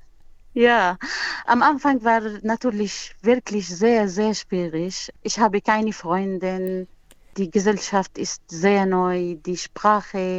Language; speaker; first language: German; non-native, learner; Arabic